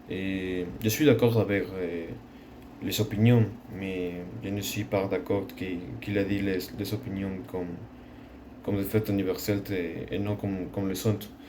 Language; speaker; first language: French; non-native, learner; Spanish